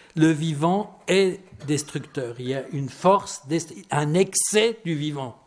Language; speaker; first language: French; native; French